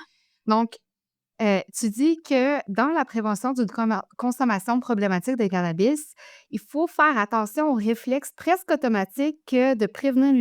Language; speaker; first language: French; native; French